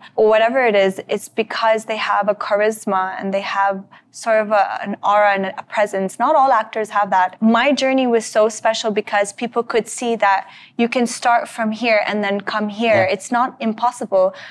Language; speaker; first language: English; native; English